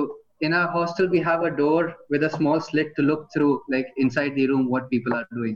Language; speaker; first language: English; non-native, fluent; Hindi